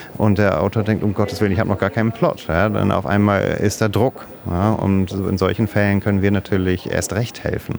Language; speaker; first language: German; non-native, fluent; English